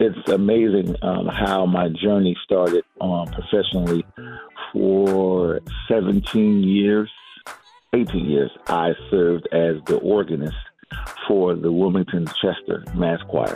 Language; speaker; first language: English; native; English